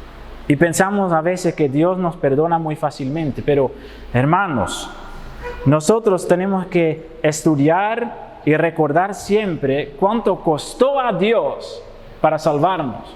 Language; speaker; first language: Spanish; non-native, fluent; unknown